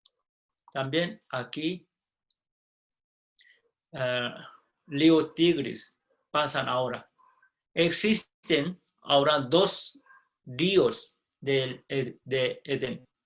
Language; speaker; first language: Spanish; non-native, fluent; Korean